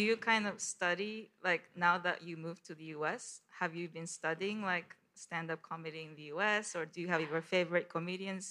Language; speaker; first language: English; non-native, learner; Japanese